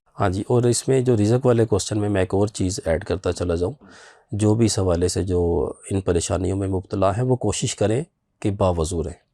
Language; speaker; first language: Urdu; non-native, local second language; Punjabi